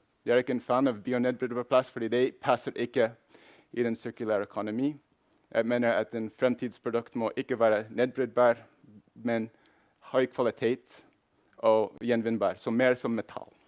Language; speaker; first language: Norwegian; non-native, fluent; English